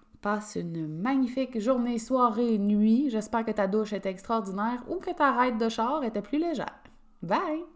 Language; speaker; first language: French; native; French